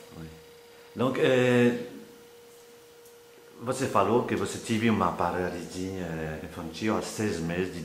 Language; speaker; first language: Portuguese; non-native, fluent; French